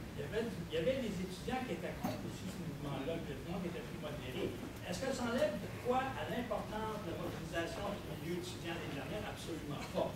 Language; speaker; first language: French; native; French